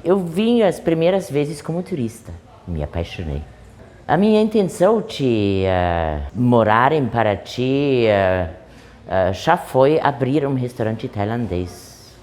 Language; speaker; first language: Portuguese; non-native, fluent; German